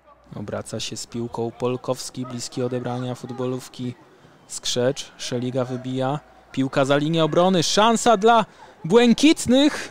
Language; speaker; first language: Polish; native; Polish